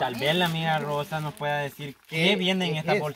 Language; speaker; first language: Spanish; native; Spanish